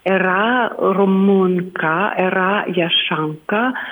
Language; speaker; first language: Romanian; non-native, learner; English